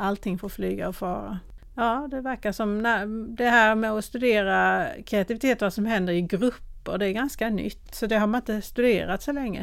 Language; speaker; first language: Swedish; native; Swedish